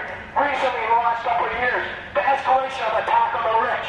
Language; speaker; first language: English; native; English